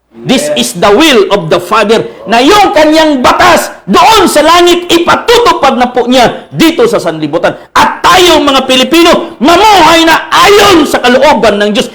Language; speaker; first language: Filipino; non-native, local second language; Cebuano